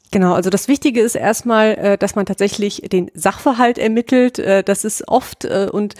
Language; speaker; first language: German; native; German